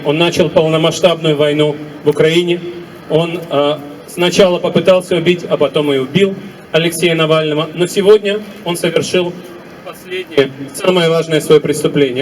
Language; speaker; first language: Russian; native; Russian